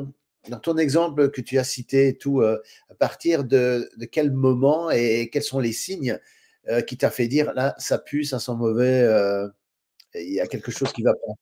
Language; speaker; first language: French; native; French